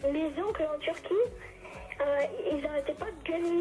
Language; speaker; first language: French; early bilingual, other home language; Turkish